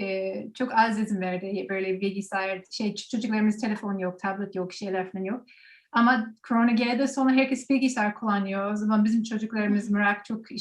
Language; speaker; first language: Turkish; non-native, learner; English